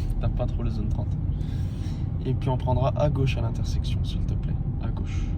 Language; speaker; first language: French; native; French